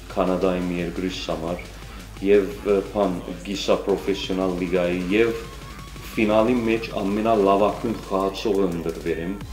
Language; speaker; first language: Armenian; early bilingual, heritage; Armenian